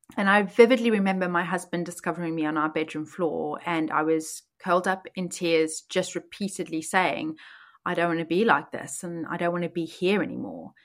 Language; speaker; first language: English; native; English